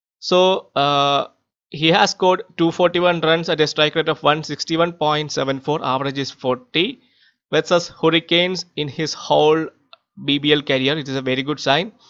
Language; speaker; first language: English; non-native, local second language; Malayalam